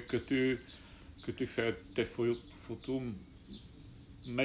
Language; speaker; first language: French; non-native, learner; Czech